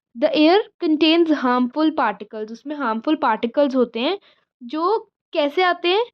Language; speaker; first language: Hindi; native; Hindi